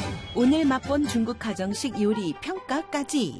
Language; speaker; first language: Korean; native; Korean